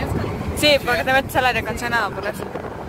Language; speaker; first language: Spanish; native; Spanish